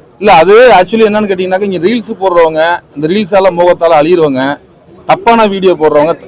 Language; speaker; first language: Tamil; native; Tamil